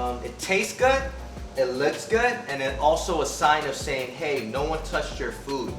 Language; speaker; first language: English; native; English